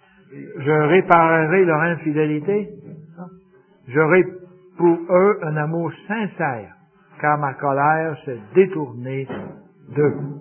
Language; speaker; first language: French; native; French